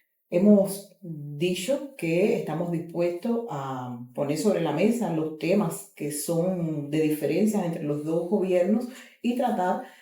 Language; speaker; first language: Spanish; native; Spanish